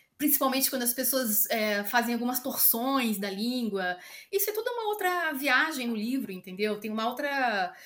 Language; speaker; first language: Portuguese; native; Portuguese